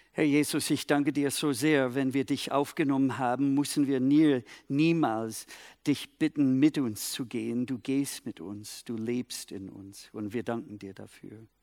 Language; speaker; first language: German; non-native, fluent; English